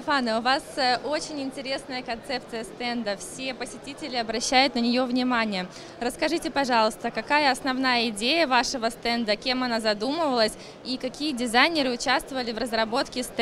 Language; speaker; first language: Russian; native; Russian